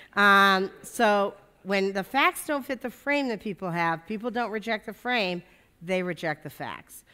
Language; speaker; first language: English; native; English